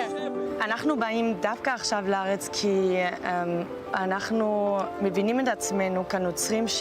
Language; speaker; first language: Hebrew; non-native, fluent; German